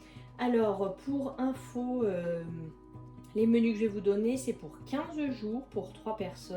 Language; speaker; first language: French; native; French